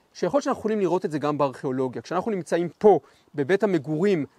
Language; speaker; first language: Hebrew; native; Hebrew